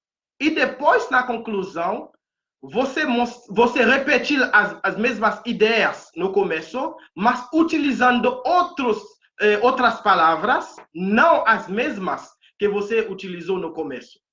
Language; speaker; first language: Portuguese; non-native, fluent; Haitian Creole